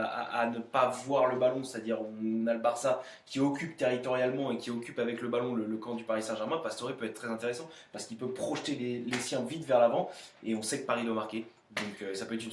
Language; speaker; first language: French; native; French